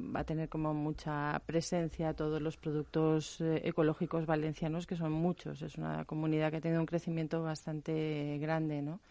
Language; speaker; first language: Spanish; non-native, fluent; German